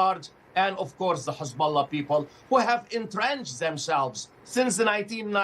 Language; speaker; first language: English; non-native, fluent; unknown